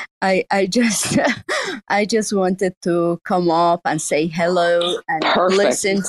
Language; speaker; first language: English; non-native, learner; Persian